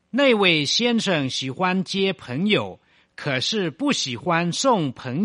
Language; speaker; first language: Chinese; non-native, fluent; Thai